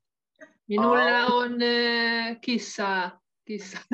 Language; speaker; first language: Finnish; non-native, learner; Hungarian